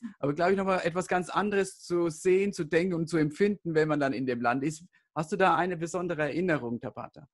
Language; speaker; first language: German; native; German